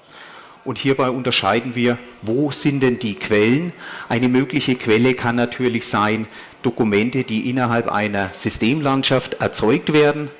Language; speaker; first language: German; native; German